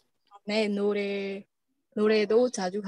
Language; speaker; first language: Korean; non-native, learner; Burmese